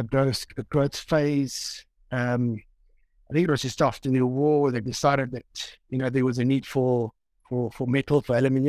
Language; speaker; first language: English; native; English